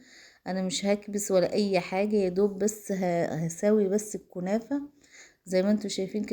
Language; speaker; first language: Arabic; native; Arabic